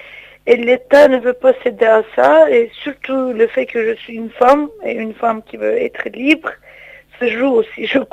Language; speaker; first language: French; non-native, fluent; Turkish